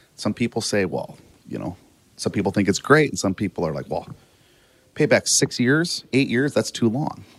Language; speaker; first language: English; native; English